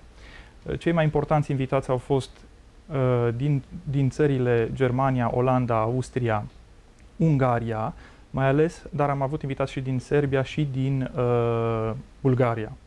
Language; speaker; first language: Romanian; native; Romanian